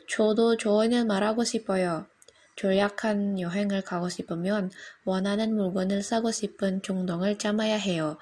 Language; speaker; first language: Korean; non-native, learner; Indonesian